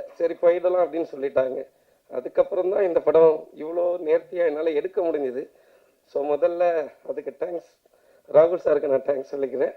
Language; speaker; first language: Tamil; native; Tamil